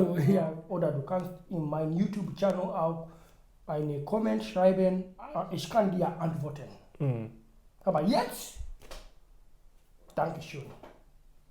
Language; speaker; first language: German; non-native, fluent; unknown